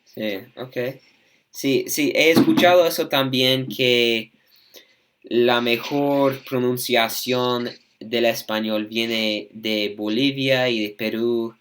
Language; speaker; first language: Spanish; non-native, fluent; English